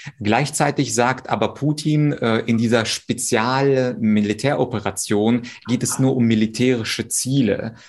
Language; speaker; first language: German; early bilingual, other home language; Russian